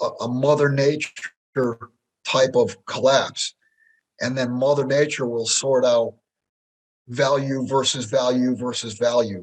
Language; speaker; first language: English; native; English